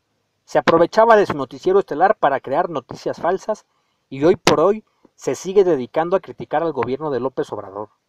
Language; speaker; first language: Spanish; native; Spanish